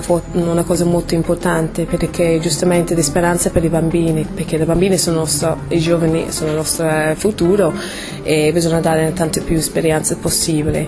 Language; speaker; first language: Italian; non-native, fluent; English